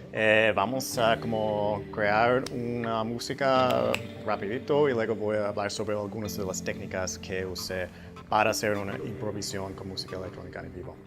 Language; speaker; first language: Spanish; non-native, fluent; English